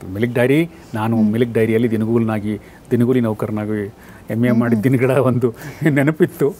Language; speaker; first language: Kannada; native; Kannada